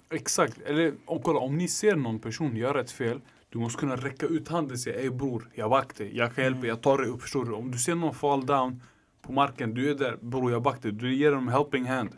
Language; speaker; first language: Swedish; native; Swedish